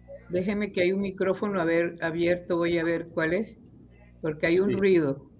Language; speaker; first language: Spanish; native; Spanish